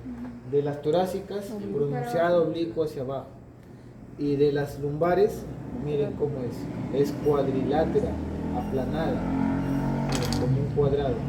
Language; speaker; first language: Spanish; native; Spanish